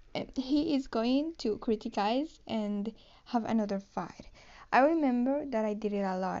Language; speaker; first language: English; non-native, learner; Spanish